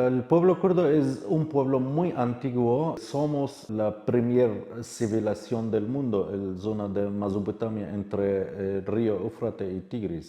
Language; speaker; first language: Spanish; non-native, fluent; Kurdish